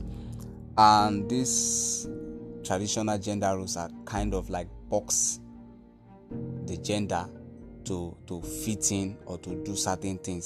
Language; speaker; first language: English; non-native, local second language; Yoruba